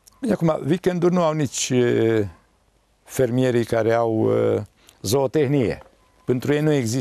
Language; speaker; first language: Romanian; native; Romanian